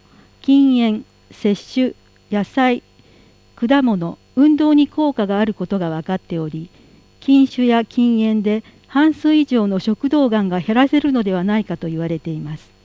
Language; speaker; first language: Japanese; native; Japanese